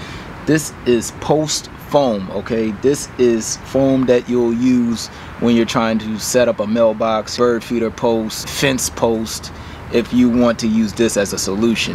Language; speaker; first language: English; native; English